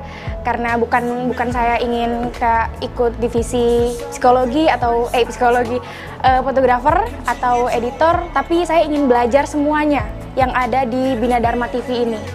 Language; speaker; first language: Indonesian; native; Indonesian